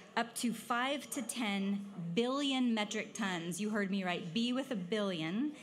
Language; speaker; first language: English; native; English